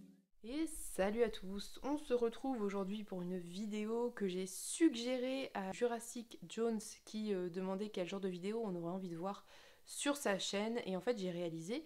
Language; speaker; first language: French; native; French